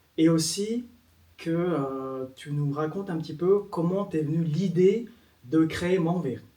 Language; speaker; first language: French; early bilingual, other home language; Vietnamese